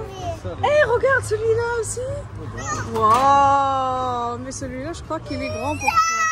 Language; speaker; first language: French; native; French